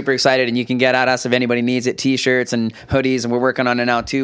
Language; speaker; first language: English; native; English